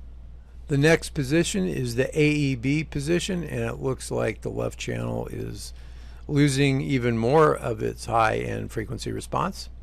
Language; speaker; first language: English; native; English